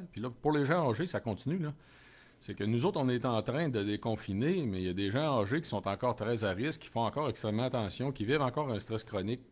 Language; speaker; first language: French; native; French